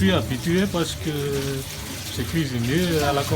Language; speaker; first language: French; non-native, local second language; Malagasy